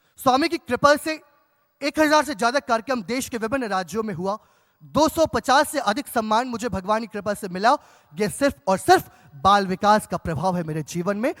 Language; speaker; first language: Hindi; native; Hindi